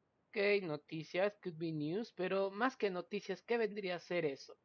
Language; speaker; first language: Spanish; native; Spanish